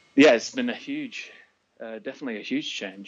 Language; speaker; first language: English; native; English